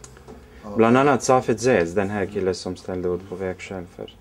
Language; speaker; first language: Swedish; non-native, fluent; Croatian